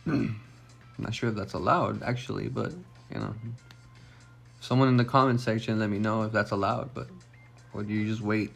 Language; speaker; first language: English; native; English